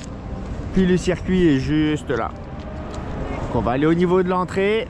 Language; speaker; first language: French; native; French